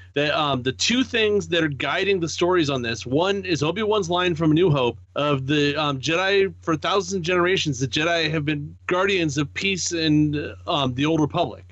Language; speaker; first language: English; native; English